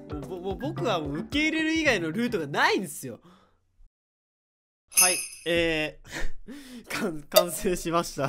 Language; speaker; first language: Japanese; native; Japanese